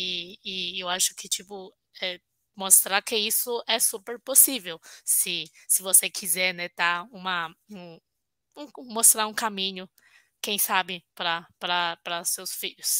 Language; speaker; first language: Portuguese; non-native, fluent; Chinese